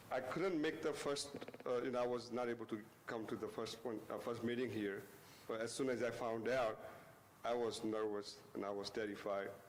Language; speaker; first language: English; non-native, local second language; Gujarati